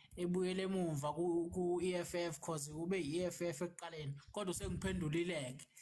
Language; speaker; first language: Zulu; native; Zulu